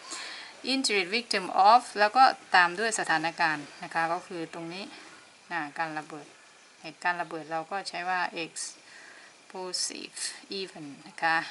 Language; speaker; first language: Thai; native; Thai